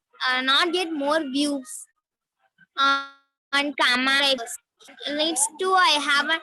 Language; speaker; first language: English; non-native, learner; Tamil